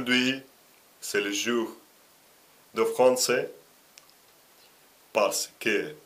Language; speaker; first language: French; non-native, learner; Russian